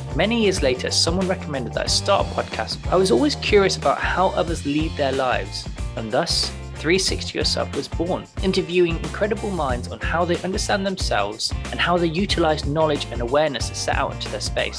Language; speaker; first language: English; native; English